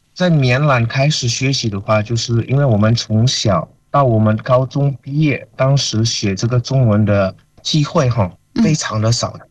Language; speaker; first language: Chinese; non-native, fluent; Min Nan Chinese